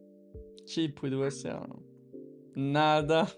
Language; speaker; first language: Spanish; non-native, learner; French